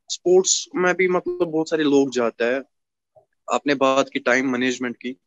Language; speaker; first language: Hindi; native; Hindi